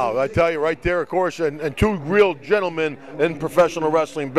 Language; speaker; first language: English; native; English